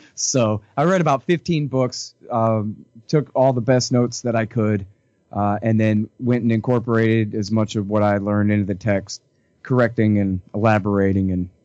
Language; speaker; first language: English; native; English